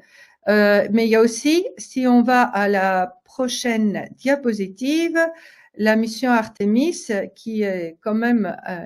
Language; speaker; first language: French; native; French